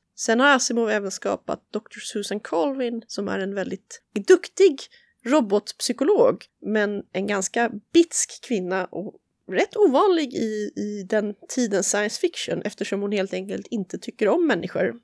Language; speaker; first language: Swedish; native; Swedish